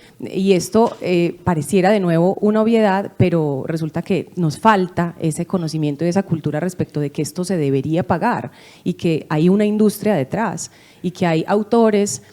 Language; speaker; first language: Spanish; native; Spanish